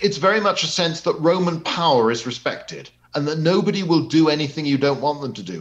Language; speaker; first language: English; native; English